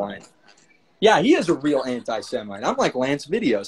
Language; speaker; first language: English; native; English